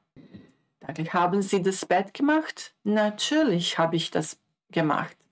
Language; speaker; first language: German; non-native, fluent; Croatian